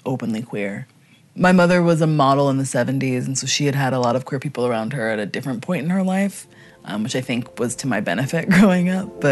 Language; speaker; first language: English; native; English